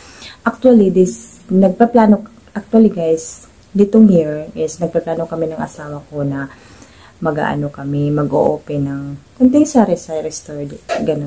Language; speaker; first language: Filipino; native; Filipino